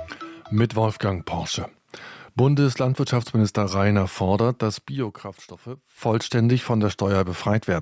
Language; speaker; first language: German; native; German